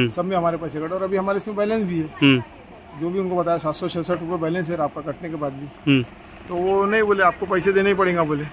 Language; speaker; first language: Hindi; non-native, local second language; Urdu